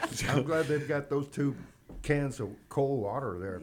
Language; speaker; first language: English; native; English